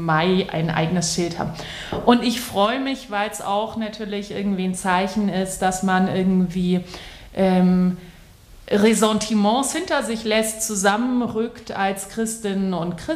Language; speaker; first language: German; native; German